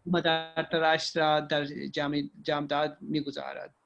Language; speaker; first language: Persian; non-native, learner; Urdu